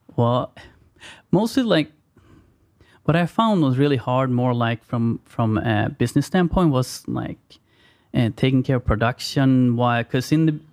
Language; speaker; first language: English; non-native, fluent; Swedish